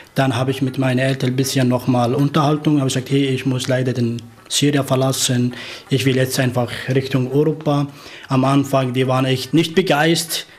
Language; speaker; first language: German; non-native, fluent; Arabic